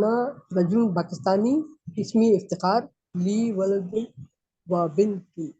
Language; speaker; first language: Arabic; non-native, learner; Urdu